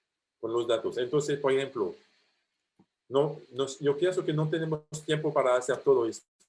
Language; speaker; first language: Spanish; non-native, fluent; French